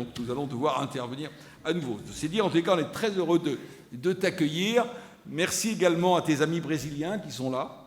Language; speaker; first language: French; native; French